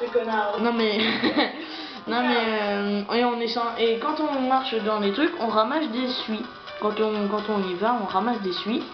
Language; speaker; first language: French; native; French